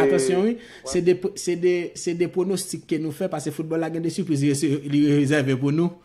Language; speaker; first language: French; non-native, local second language; Haitian Creole